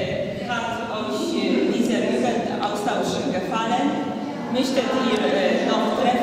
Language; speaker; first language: German; non-native, learner; Polish